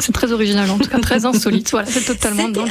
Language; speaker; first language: French; native; French